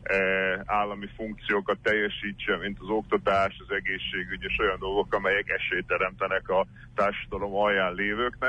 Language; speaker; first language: Hungarian; native; Hungarian